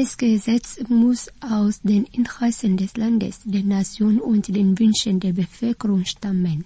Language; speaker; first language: German; non-native, fluent; Vietnamese